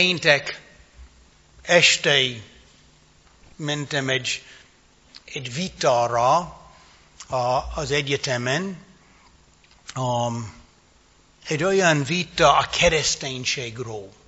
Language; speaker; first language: Hungarian; non-native, fluent; English